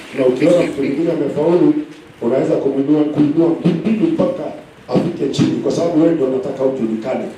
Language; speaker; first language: Swahili; non-native, local second language; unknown